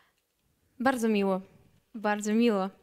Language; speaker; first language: Polish; non-native, learner; Belarusian